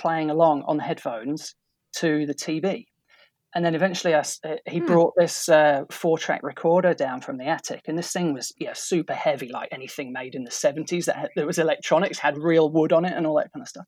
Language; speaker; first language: English; native; English